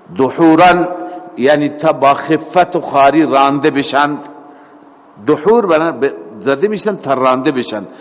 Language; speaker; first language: Persian; native; Persian